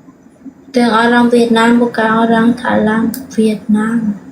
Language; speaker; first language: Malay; non-native, learner; Vietnamese